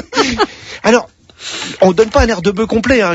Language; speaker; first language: French; native; French